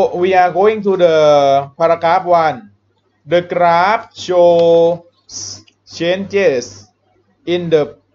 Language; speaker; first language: English; non-native, learner; Thai